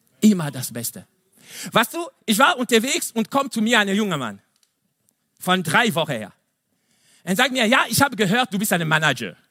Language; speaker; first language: German; non-native, fluent; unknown